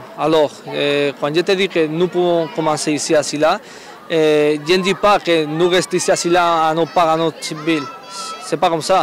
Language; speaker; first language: French; non-native, learner; Spanish